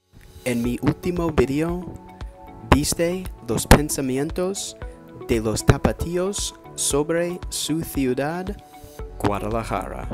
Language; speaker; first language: Spanish; non-native, fluent; English